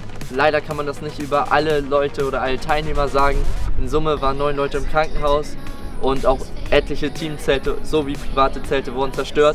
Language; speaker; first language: German; native; German